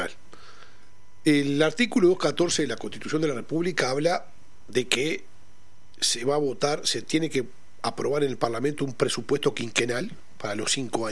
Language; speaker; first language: Spanish; native; Spanish